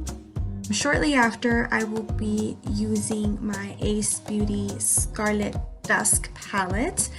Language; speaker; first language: English; native; English